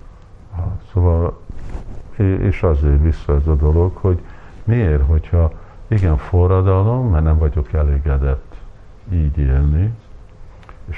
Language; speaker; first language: Hungarian; early bilingual, heritage; Hungarian